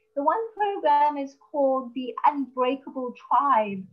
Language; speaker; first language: English; native; English